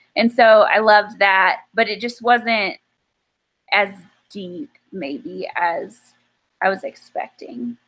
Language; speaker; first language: English; native; English